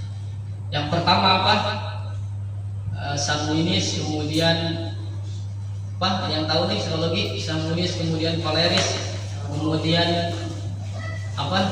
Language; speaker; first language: Indonesian; native; Indonesian